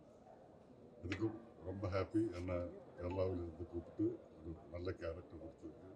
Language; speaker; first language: Tamil; non-native, learner; Malayalam